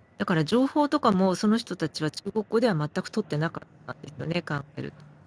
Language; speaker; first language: Japanese; native; Japanese